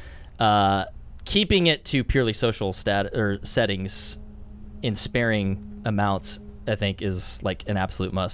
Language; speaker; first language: English; native; English